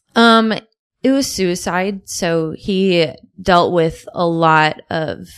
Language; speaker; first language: English; native; English